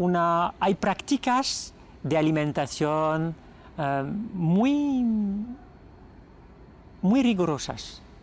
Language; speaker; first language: Spanish; non-native, fluent; French